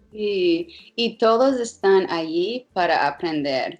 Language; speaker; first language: Spanish; non-native, fluent; English